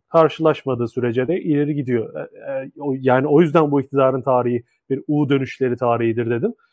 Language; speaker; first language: Turkish; native; Turkish